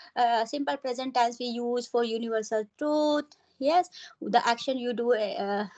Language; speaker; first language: English; non-native, local second language; Hindi